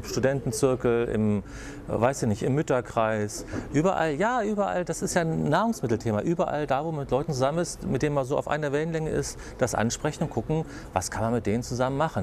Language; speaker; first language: German; native; German